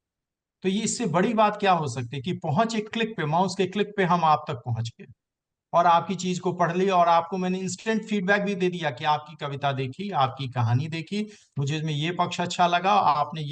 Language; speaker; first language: Hindi; native; Hindi